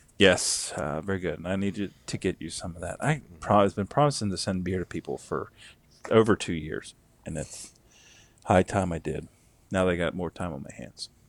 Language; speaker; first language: English; native; English